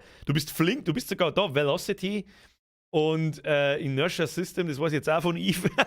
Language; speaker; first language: German; native; German